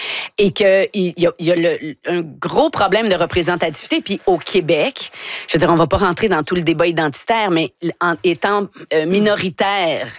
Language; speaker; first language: French; native; French